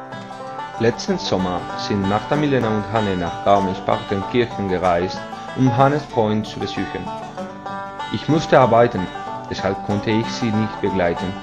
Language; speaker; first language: German; non-native, learner; Spanish